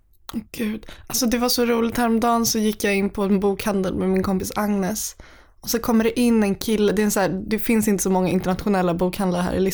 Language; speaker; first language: Swedish; native; Swedish